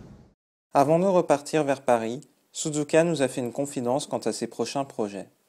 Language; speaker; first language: French; native; French